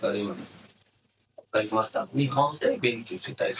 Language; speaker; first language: Japanese; non-native, fluent; Bangla